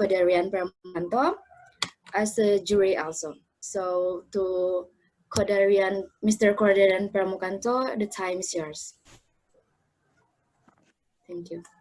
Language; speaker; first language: English; non-native, fluent; Indonesian